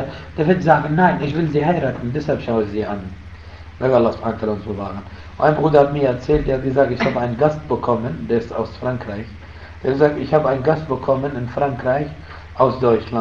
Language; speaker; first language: German; non-native, fluent; Arabic